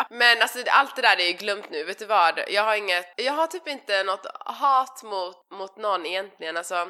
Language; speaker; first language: Swedish; early bilingual, other home language; Persian